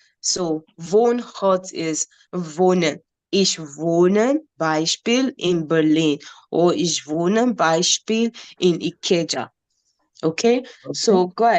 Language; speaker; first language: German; non-native, fluent; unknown